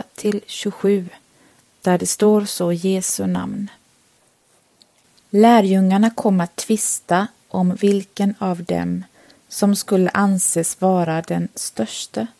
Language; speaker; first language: Swedish; native; Swedish